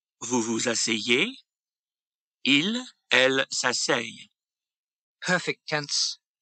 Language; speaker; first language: French; native; French